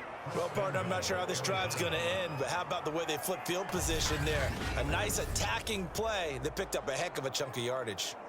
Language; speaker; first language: English; native; English